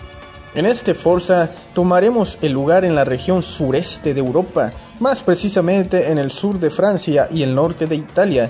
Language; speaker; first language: Spanish; native; Spanish